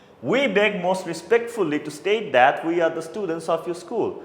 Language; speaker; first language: English; non-native, local second language; Bangla